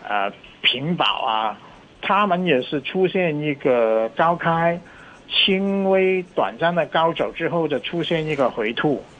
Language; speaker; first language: Chinese; non-native, local second language; Cantonese